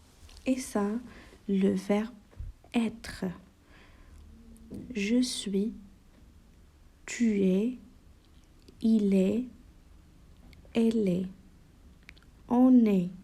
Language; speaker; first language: French; non-native, local second language; Arabic